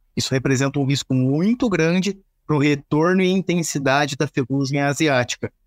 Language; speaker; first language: Portuguese; native; Portuguese